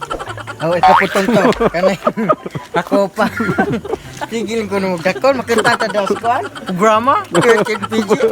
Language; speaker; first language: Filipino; non-native, local second language; Cebuano